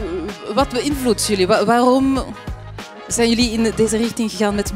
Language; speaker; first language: Dutch; non-native, fluent; French